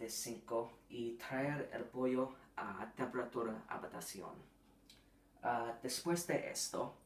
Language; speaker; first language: Spanish; non-native, learner; English